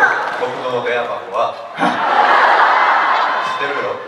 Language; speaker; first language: Japanese; non-native, fluent; Korean